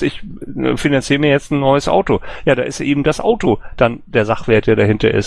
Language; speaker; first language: German; native; German